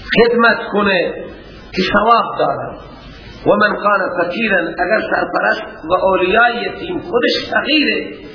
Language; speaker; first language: Persian; non-native, local second language; Baluchi